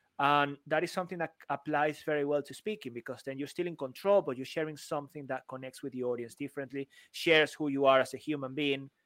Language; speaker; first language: English; non-native, fluent; Spanish